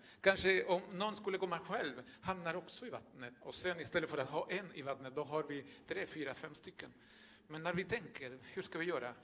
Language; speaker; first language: Swedish; non-native, fluent; Spanish